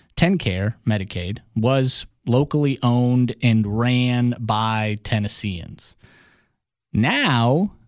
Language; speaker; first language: English; early bilingual, other home language; Russian